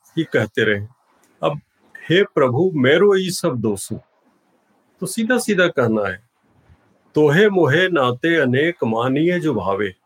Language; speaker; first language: Hindi; non-native, local second language; Bhojpuri